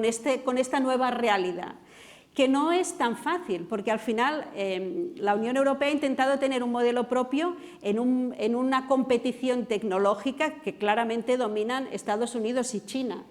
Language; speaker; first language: Spanish; non-native, local second language; Catalan